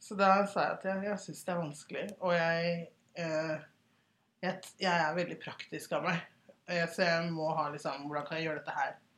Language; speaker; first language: Norwegian; early bilingual, other home language; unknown